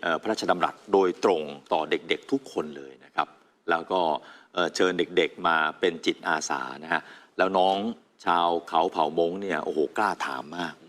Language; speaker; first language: Thai; native; Thai